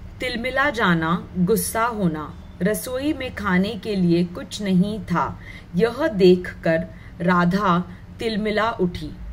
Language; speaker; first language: Hindi; non-native, local second language; Marathi